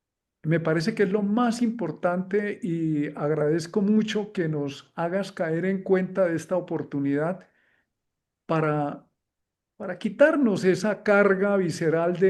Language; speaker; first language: Spanish; native; Spanish